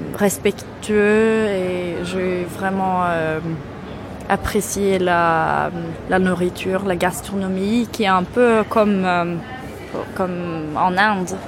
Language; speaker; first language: French; non-native, fluent; Swedish